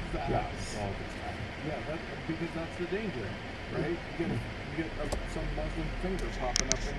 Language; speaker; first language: English; native; English